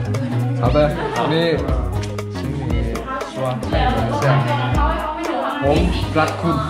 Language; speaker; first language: Chinese; non-native, learner; Thai